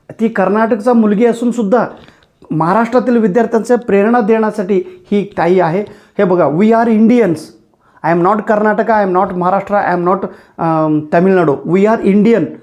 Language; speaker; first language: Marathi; non-native, local second language; Kannada